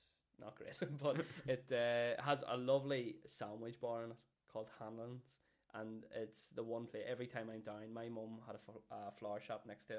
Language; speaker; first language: English; native; English